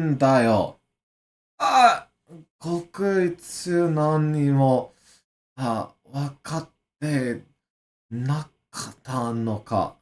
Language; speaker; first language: Japanese; non-native, learner; English